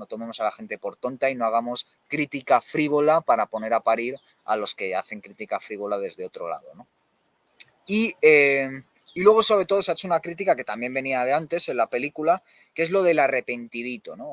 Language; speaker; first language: Spanish; native; Spanish